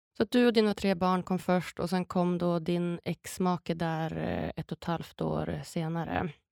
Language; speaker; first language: Swedish; native; Swedish